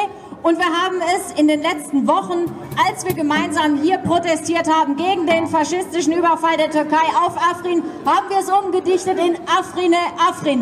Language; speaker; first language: German; native; German